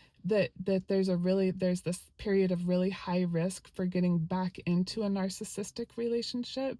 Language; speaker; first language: English; native; English